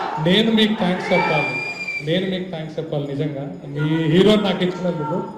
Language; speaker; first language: Telugu; native; Telugu